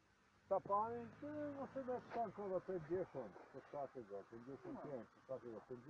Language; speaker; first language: Polish; non-native, learner; Ukrainian